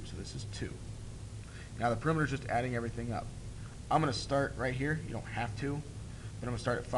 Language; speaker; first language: English; native; English